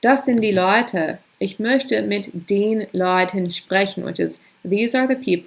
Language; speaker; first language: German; non-native, fluent; English